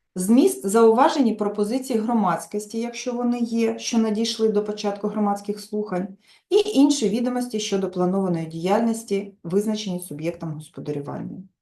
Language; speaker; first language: Ukrainian; native; Ukrainian